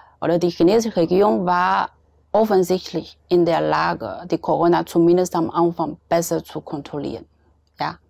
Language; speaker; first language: German; non-native, fluent; Chinese